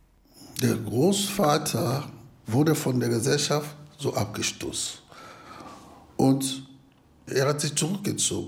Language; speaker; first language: German; non-native, fluent; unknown